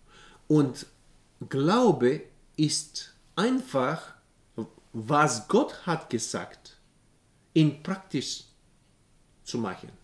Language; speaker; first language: German; non-native, learner; Bulgarian